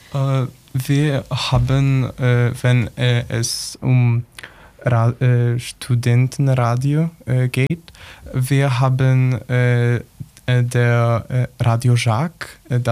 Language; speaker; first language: German; non-native, learner; Polish